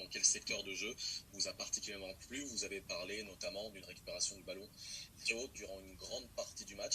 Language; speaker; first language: French; native; French